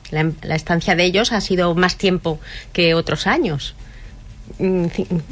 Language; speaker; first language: Spanish; native; Spanish